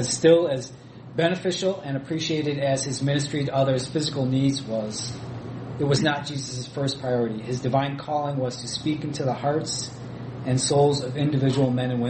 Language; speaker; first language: English; native; English